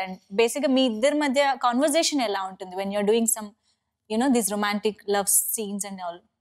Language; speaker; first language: Telugu; native; Telugu